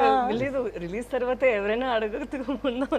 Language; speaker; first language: Telugu; non-native, fluent; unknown